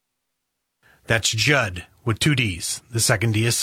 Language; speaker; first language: English; native; English